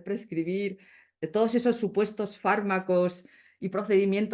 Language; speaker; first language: Spanish; native; Spanish